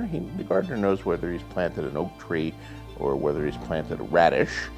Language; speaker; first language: English; native; English